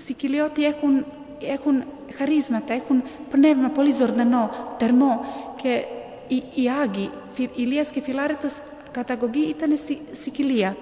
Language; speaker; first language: Greek; non-native, fluent; Serbian